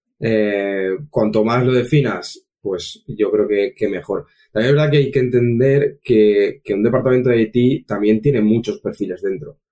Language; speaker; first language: Spanish; native; Spanish